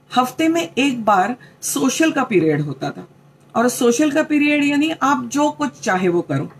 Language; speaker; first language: Hindi; non-native, local second language; Marathi